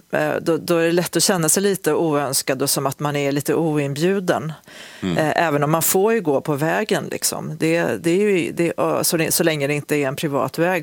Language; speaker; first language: Swedish; native; Swedish